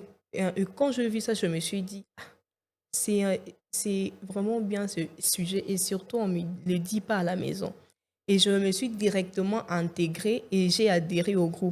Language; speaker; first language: French; non-native, local second language; Lingala